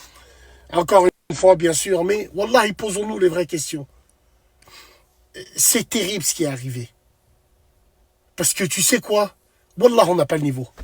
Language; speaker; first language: French; native; French